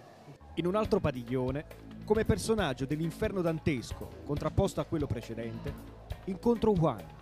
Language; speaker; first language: Italian; native; Italian